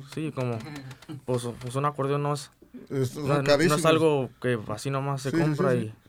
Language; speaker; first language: Spanish; early bilingual, heritage; Spanish